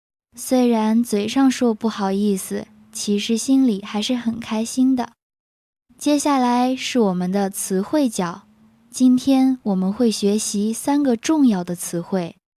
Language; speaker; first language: Chinese; native; Chinese